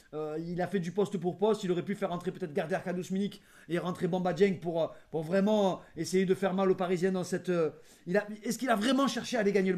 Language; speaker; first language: French; native; French